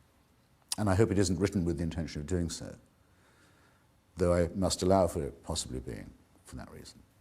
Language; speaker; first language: English; native; English